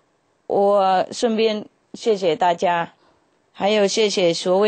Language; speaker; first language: Chinese; non-native, fluent; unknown